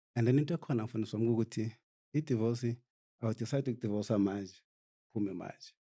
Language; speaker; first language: Zulu; non-native, local second language; South Ndebele